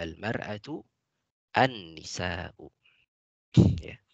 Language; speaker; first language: Arabic; non-native, fluent; Indonesian